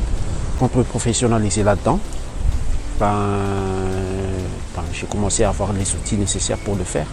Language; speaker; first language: French; non-native, local second language; Malagasy